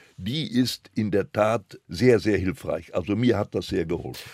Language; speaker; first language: German; non-native, local second language; Polish